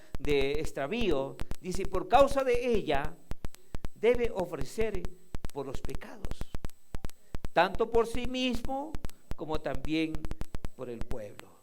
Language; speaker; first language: Spanish; native; Spanish